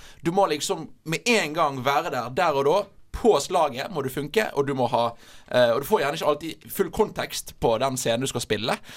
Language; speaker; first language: Norwegian; native; Norwegian